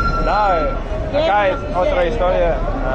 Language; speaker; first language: Spanish; non-native, fluent; English